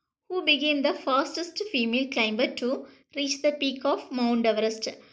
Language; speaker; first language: English; non-native, local second language; Tamil